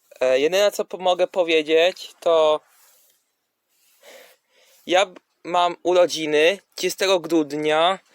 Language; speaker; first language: Polish; non-native, learner; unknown